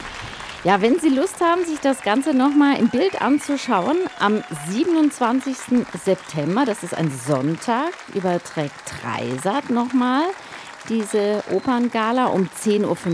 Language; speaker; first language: German; native; German